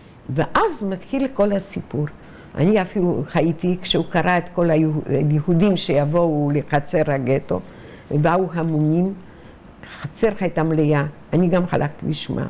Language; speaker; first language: Hebrew; non-native, fluent; Yiddish